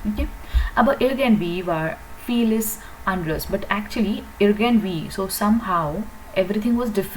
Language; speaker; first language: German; non-native, learner; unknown